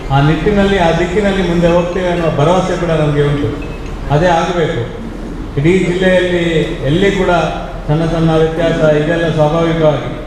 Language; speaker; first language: Kannada; native; Kannada